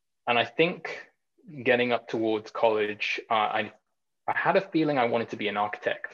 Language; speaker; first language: English; native; English